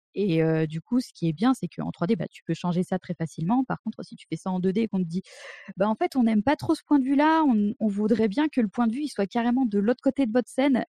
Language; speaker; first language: French; native; French